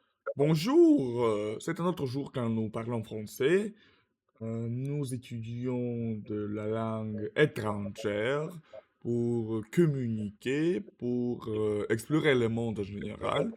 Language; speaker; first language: French; non-native, learner; Russian